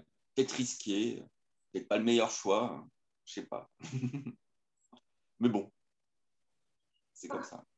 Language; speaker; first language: French; native; French